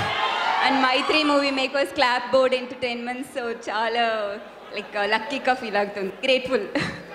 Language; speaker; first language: Telugu; non-native, learner; Tamil